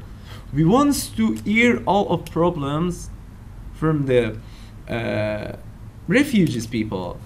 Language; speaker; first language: English; non-native, learner; Turkish